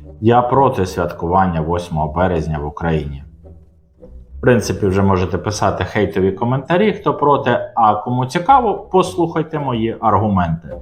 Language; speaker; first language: Ukrainian; non-native, local second language; Russian